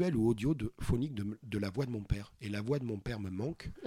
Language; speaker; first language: French; native; French